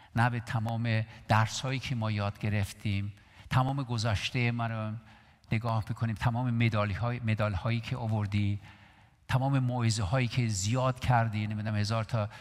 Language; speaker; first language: Persian; non-native, local second language; Armenian